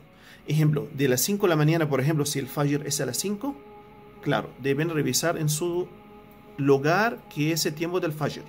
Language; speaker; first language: Spanish; non-native, fluent; Arabic